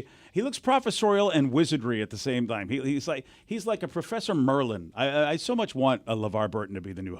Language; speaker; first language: English; native; English